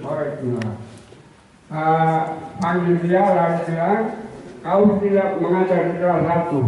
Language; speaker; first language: Indonesian; non-native, local second language; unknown